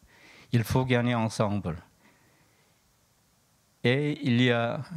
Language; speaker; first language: French; non-native, learner; Korean